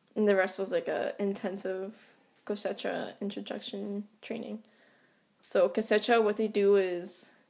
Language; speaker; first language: English; native; English